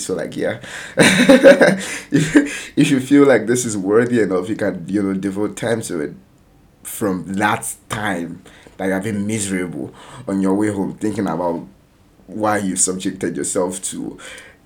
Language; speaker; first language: English; non-native, local second language; Yoruba